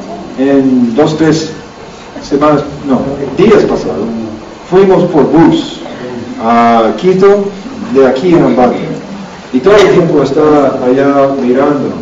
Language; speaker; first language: Spanish; non-native, learner; English